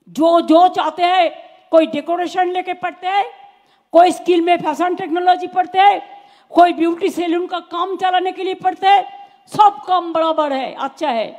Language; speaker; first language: Hindi; non-native, local second language; Bangla